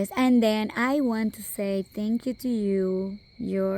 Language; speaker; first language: English; non-native, local second language; Spanish